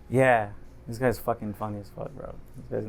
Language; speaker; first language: English; native; English